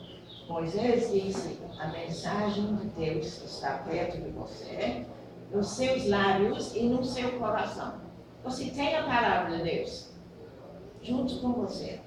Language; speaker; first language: Portuguese; non-native, fluent; English